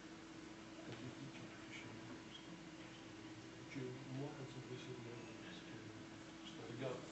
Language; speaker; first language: French; non-native, fluent; Russian